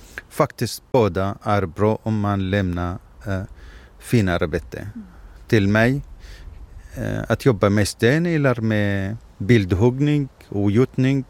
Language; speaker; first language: Swedish; non-native, fluent; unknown